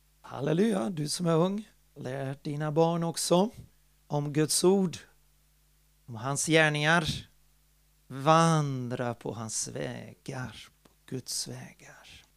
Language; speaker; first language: Swedish; non-native, fluent; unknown